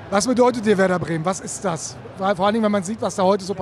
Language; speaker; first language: German; native; German